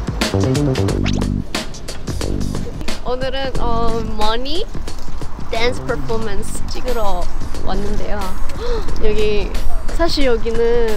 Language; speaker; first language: Korean; non-native, fluent; Thai